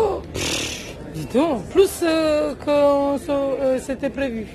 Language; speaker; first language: French; non-native, learner; Romanian